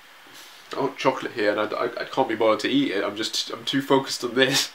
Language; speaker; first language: English; native; English